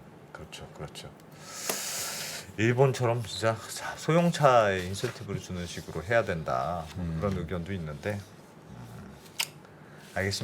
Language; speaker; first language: Korean; native; Korean